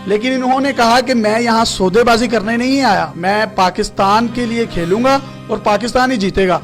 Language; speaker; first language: Urdu; non-native, local second language; Punjabi